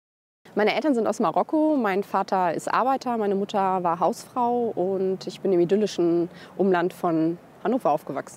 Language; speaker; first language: German; early bilingual, other home language; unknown